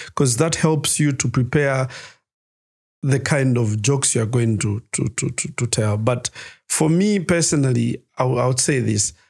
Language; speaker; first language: English; non-native, local second language; Nyanja